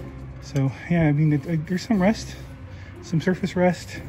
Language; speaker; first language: English; native; English